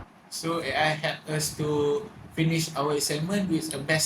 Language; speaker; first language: English; non-native, learner; Malay